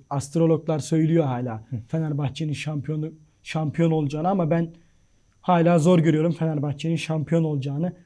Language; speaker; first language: Turkish; native; Turkish